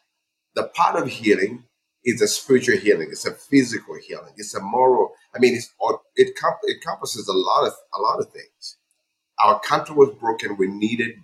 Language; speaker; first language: English; non-native, local second language; Ganda